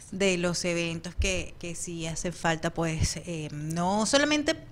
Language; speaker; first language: Spanish; native; Spanish